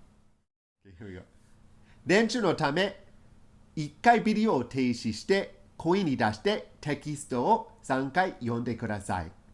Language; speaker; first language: Japanese; non-native, fluent; English